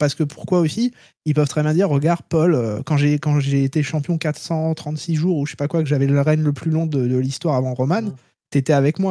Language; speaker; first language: French; native; French